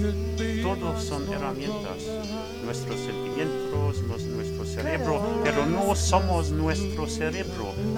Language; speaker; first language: Spanish; non-native, learner; French